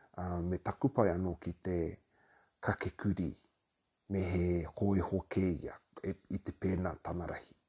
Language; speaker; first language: Māori; native; Māori